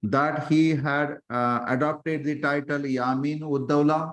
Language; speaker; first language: English; non-native, local second language; Marathi